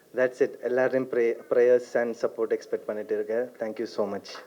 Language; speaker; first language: Tamil; non-native, learner; Malayalam